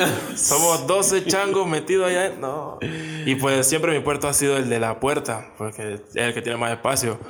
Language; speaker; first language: Spanish; native; Spanish